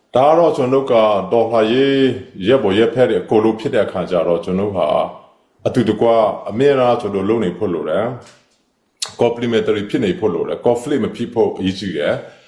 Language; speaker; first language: Burmese; non-native, local second language; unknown